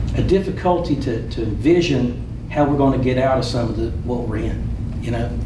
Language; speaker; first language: English; native; English